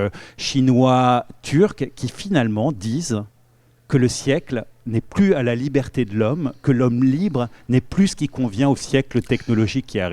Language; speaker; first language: French; native; French